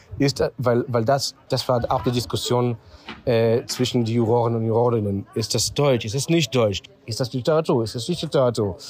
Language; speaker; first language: German; non-native, fluent; Hebrew